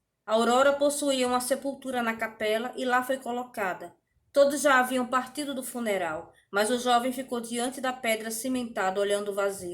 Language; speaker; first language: Portuguese; native; Portuguese